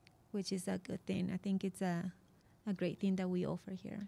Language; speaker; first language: English; non-native, fluent; Spanish